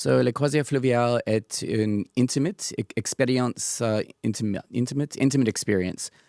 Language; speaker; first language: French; non-native, learner; English